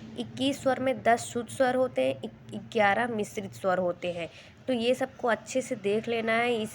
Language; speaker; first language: Hindi; native; Hindi